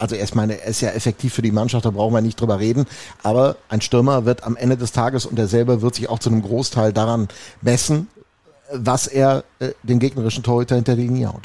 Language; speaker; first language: German; native; German